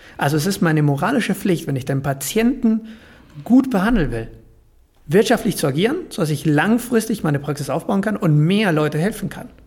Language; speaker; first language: German; non-native, fluent; Spanish